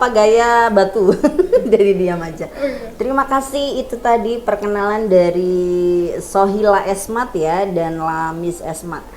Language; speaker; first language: Indonesian; native; Indonesian